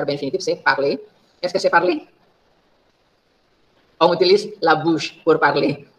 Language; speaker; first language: French; non-native, fluent; Indonesian